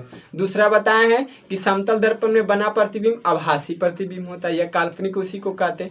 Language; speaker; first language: Hindi; native; Hindi